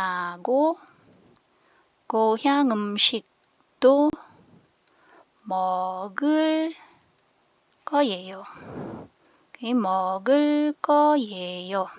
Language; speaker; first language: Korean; non-native, fluent; Filipino